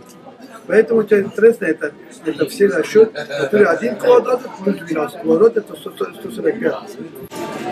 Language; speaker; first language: Russian; non-native, learner; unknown